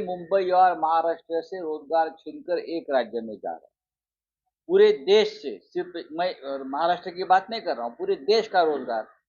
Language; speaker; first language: Hindi; non-native, local second language; Marathi